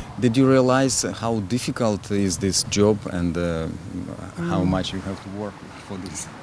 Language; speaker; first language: English; non-native, learner; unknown